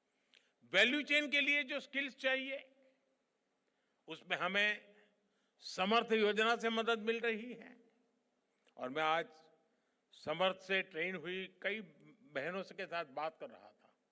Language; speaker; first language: Hindi; non-native, local second language; Gujarati